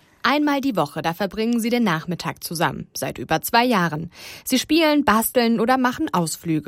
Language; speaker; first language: German; native; German